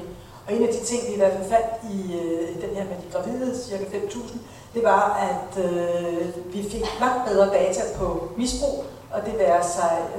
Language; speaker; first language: Danish; native; Danish